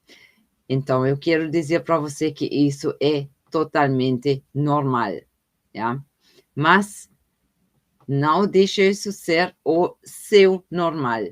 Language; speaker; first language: Portuguese; non-native, fluent; German